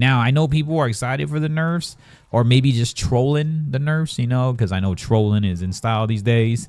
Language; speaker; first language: English; native; English